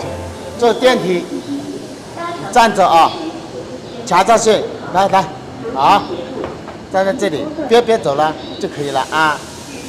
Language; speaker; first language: Chinese; native; Chinese